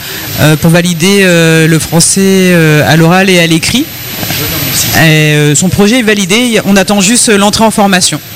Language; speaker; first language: French; native; French